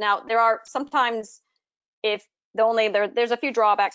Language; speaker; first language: English; native; English